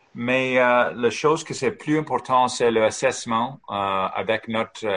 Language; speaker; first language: French; non-native, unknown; English